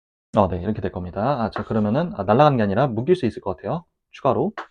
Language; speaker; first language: Korean; native; Korean